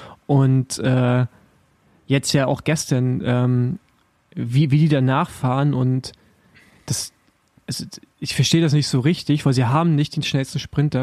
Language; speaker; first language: German; native; German